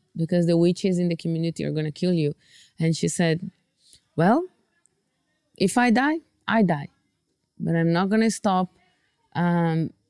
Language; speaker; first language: English; non-native, fluent; Portuguese